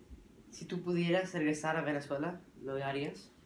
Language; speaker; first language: Spanish; early bilingual, heritage; English